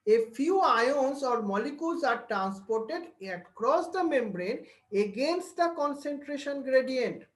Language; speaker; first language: English; non-native, local second language; Bangla